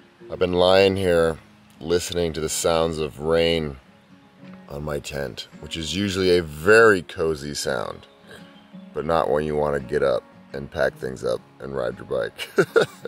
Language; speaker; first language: English; native; English